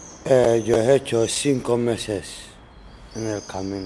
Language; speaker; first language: Spanish; non-native, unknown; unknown